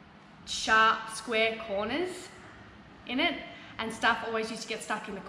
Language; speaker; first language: English; native; English